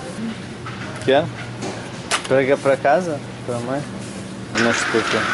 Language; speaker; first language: Portuguese; non-native, learner; Russian